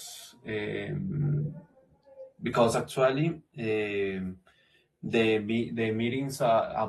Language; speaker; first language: English; non-native, learner; Spanish